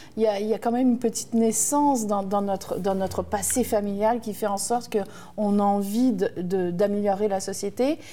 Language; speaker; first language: French; native; French